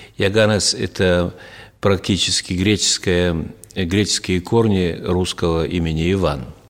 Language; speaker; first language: Russian; native; Russian